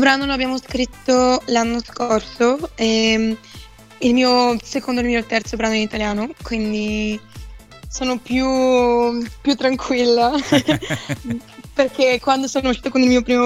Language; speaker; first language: Italian; non-native, fluent; Bulgarian